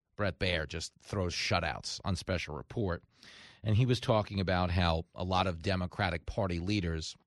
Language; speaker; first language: English; native; English